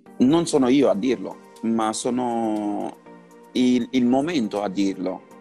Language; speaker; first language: Italian; non-native, fluent; Wolof